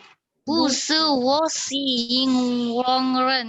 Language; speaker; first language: Chinese; non-native, learner; Indonesian